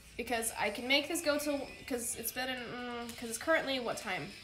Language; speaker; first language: English; native; English